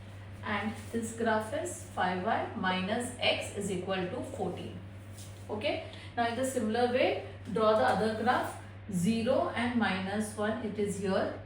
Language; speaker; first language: English; non-native, local second language; Hindi